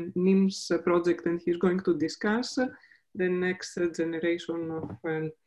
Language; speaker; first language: English; non-native, fluent; Greek